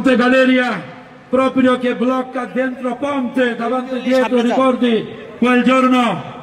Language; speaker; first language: Italian; non-native, learner; Bangla